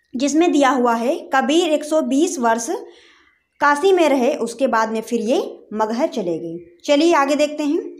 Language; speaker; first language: Hindi; native; Hindi